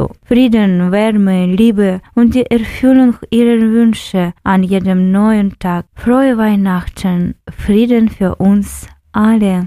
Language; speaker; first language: German; non-native, fluent; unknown